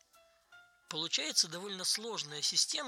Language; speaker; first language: Russian; native; Russian